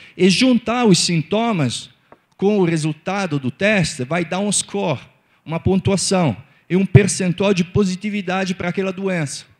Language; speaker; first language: Portuguese; non-native, fluent; Italian